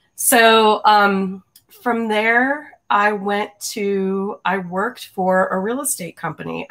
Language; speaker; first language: English; native; English